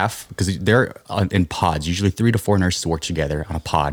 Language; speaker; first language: English; non-native, fluent; Korean